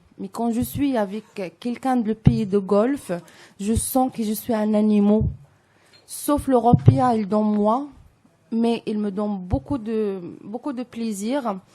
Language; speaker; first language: French; non-native, local second language; Arabic